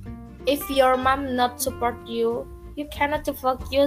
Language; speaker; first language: English; non-native, learner; Indonesian